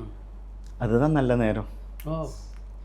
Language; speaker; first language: Tamil; non-native, local second language; Malayalam